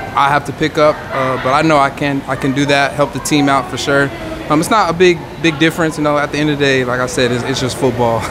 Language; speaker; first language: English; native; English